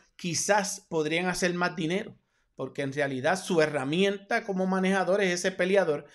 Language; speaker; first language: Spanish; native; Spanish